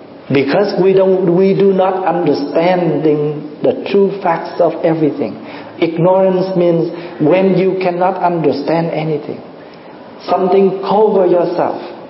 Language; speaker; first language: English; non-native, fluent; Vietnamese